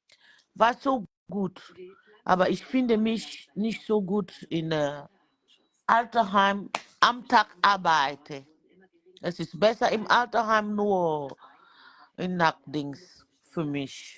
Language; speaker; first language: German; non-native, learner; French